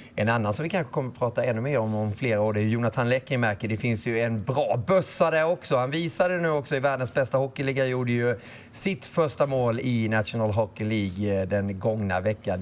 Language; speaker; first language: Swedish; native; Swedish